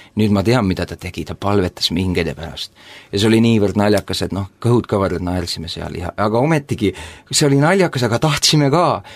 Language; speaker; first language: Estonian; native; Estonian